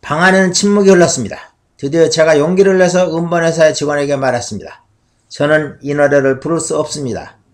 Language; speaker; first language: Korean; native; Korean